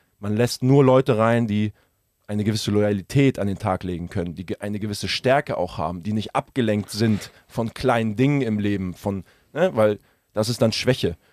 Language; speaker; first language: German; early bilingual, other home language; Russian